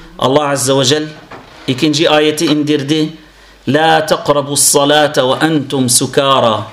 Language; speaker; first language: Turkish; non-native, fluent; Arabic